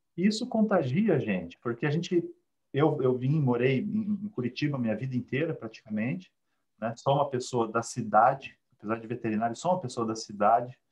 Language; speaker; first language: Portuguese; native; Portuguese